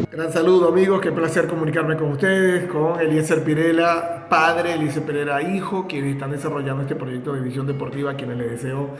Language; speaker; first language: Spanish; native; Spanish